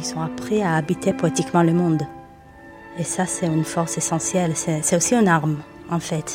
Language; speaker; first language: French; non-native, fluent; Hebrew